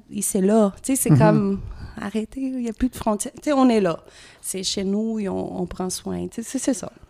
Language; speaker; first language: French; non-native, fluent; Portuguese